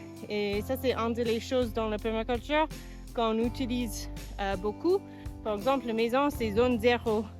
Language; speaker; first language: French; non-native, fluent; English